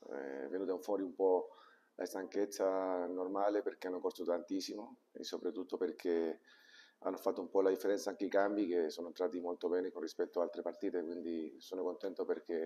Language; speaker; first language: Italian; non-native, fluent; Spanish